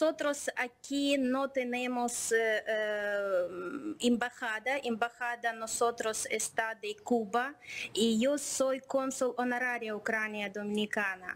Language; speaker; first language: Spanish; non-native, learner; Ukrainian